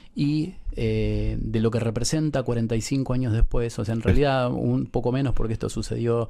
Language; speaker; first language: Spanish; native; Spanish